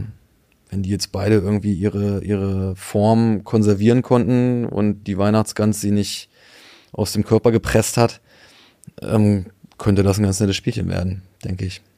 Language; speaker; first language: German; native; German